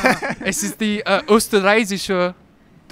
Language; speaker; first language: German; non-native, learner; English